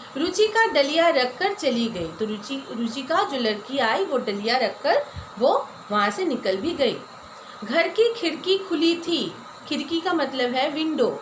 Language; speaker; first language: Hindi; non-native, local second language; Bangla